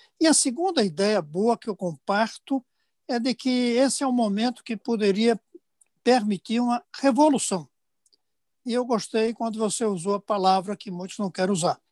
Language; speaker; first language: Portuguese; native; Portuguese